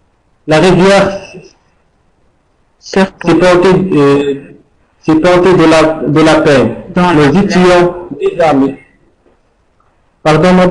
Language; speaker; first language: French; non-native, learner; Arabic